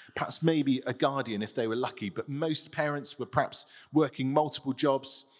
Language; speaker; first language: English; native; English